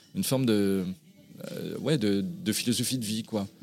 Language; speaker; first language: French; native; French